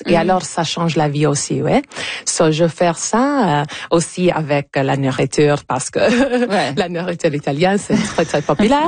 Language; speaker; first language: French; non-native, local second language; English